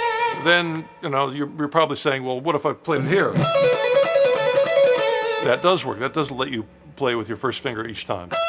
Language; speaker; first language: English; native; English